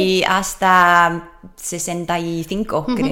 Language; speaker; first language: Spanish; non-native, learner; English